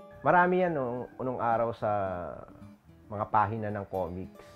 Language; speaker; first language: Filipino; native; Filipino